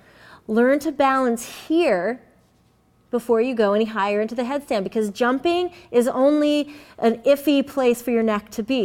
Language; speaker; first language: English; native; English